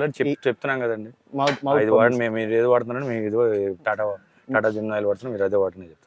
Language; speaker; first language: Telugu; native; Telugu